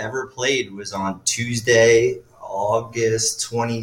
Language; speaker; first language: English; native; English